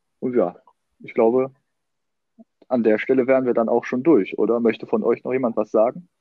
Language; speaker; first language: German; native; German